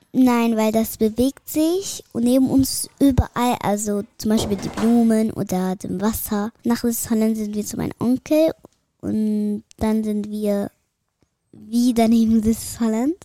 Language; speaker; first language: German; early bilingual, other home language; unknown